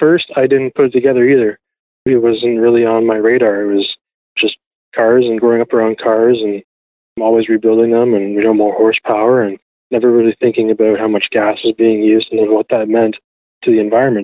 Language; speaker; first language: English; native; English